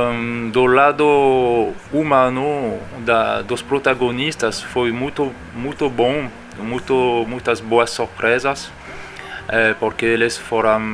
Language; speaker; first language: Portuguese; non-native, fluent; French